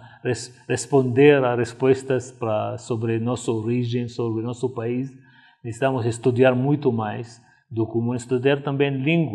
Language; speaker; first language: Portuguese; non-native, fluent; Arabic